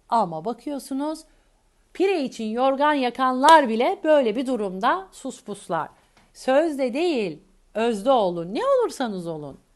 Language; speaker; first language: Turkish; native; Turkish